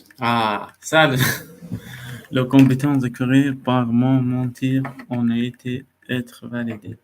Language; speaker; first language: French; non-native, learner; Arabic